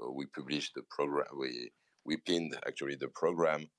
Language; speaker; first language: English; non-native, fluent; French